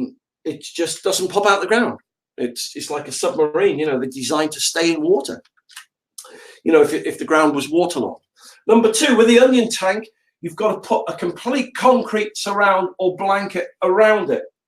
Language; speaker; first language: English; native; English